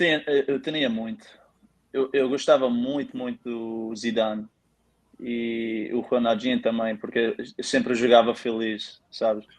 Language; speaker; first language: Portuguese; early bilingual, heritage; Portuguese